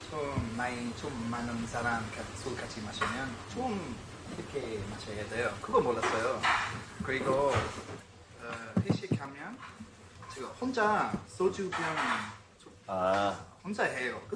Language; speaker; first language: Korean; non-native, learner; English